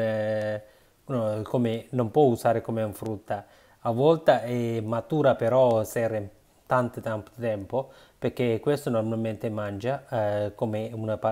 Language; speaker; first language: Italian; non-native, learner; Sinhala